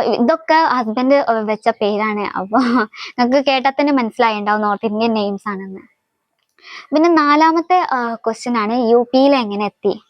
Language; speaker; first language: Malayalam; non-native, local second language; Hindi